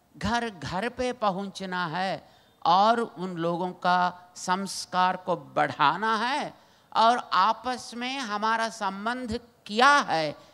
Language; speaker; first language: Hindi; non-native, local second language; Telugu